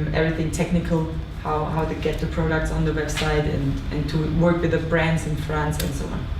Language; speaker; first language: English; non-native, fluent; German